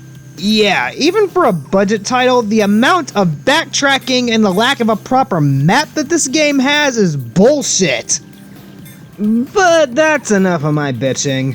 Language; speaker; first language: English; native; English